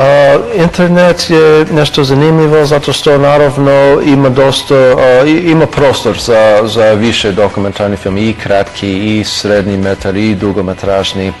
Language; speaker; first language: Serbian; non-native, fluent; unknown